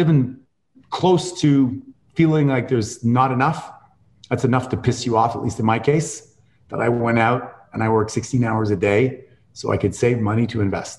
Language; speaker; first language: English; native; English